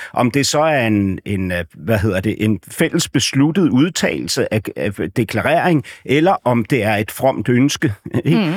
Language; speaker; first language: Danish; native; Danish